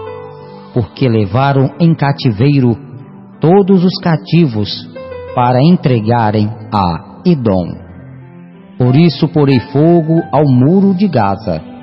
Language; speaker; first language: Portuguese; native; Portuguese